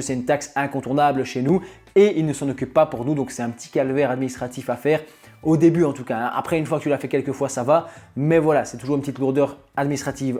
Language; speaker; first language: French; native; French